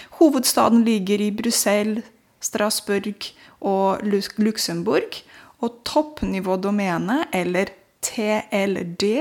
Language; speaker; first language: Norwegian; non-native, fluent; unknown